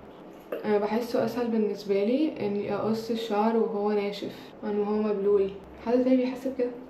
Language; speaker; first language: Arabic; native; Arabic